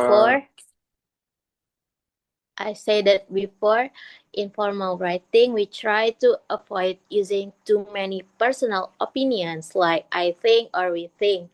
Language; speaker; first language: English; non-native, learner; Indonesian